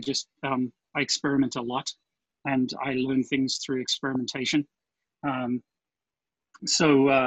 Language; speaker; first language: English; native; English